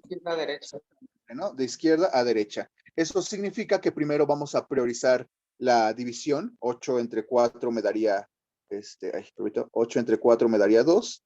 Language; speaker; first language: Spanish; native; Spanish